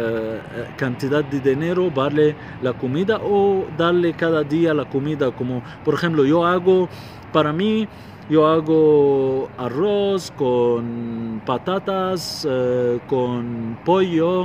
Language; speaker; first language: Spanish; non-native, fluent; Arabic